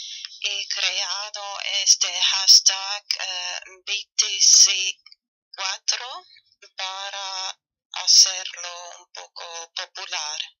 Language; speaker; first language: Spanish; non-native, learner; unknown